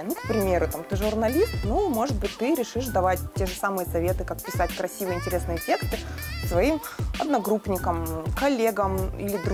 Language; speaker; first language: Russian; native; Russian